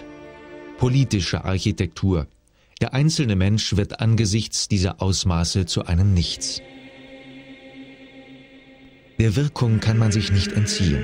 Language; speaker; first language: German; native; German